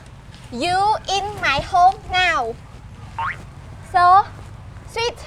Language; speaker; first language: English; non-native, learner; Khmer